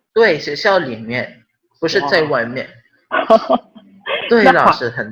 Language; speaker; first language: Chinese; non-native, learner; Filipino